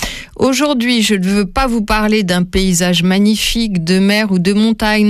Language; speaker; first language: French; native; French